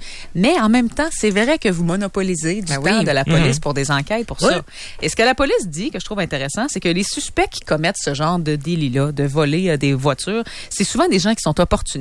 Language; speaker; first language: French; native; French